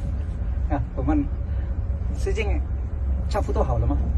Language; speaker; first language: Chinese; non-native, learner; Indonesian